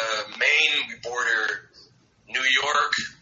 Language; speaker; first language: English; non-native, fluent; French